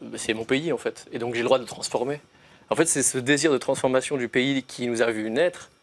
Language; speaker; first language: French; native; French